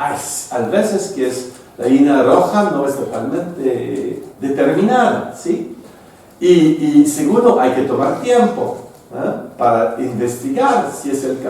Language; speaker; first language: Spanish; non-native, fluent; French